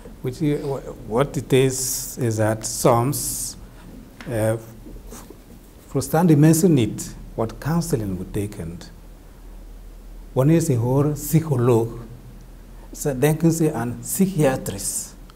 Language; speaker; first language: Dutch; non-native, learner; Igbo